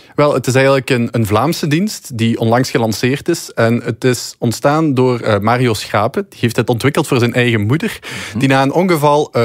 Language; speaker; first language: Dutch; native; Dutch